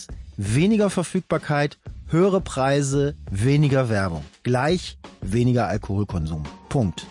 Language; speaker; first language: German; native; German